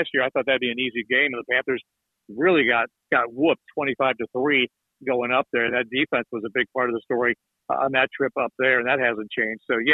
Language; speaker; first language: English; native; English